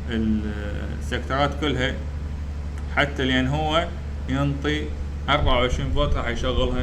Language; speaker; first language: Arabic; native; Arabic